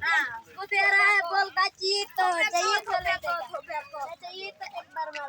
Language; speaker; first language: Hindi; non-native, local second language; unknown